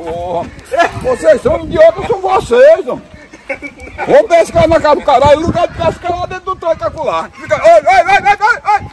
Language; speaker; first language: Portuguese; native; Portuguese